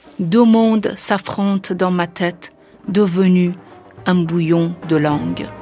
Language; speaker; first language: French; non-native, fluent; Persian